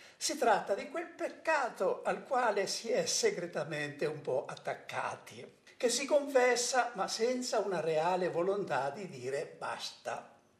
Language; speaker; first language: Italian; native; Italian